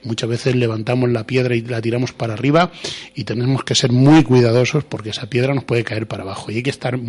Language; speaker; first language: Spanish; native; Spanish